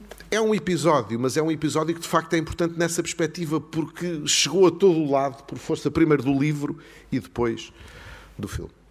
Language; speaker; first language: Portuguese; native; Portuguese